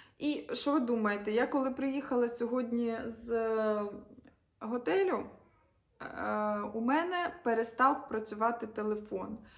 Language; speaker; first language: Ukrainian; native; Ukrainian